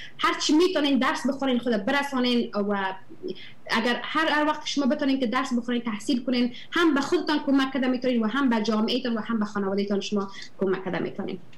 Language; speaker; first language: Persian; native; Persian